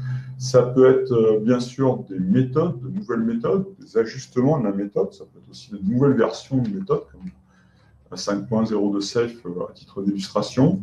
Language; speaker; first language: French; native; French